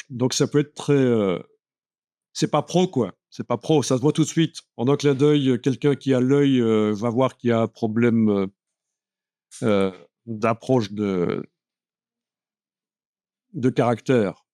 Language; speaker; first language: French; native; French